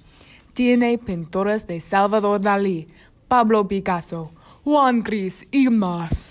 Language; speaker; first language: Spanish; non-native, learner; English